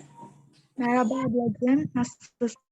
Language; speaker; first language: Turkish; non-native, learner; Indonesian